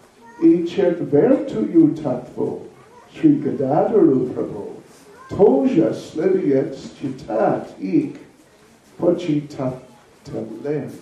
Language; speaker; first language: Russian; non-native, learner; English